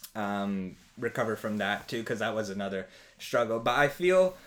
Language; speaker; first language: English; native; English